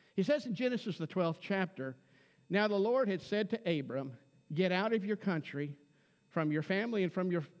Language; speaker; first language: English; native; English